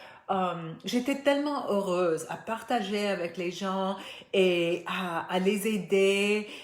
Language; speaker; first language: French; non-native, fluent; Spanish